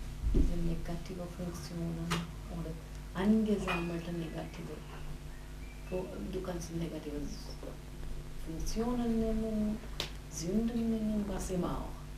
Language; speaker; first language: German; non-native, fluent; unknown